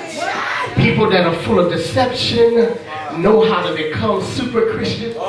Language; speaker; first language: English; native; English